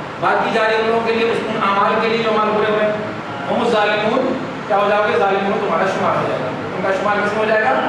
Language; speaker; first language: Urdu; non-native, local second language; Sindhi